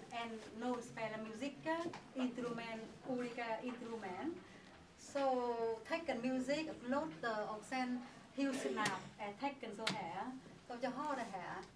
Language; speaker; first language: Swedish; non-native, learner; Vietnamese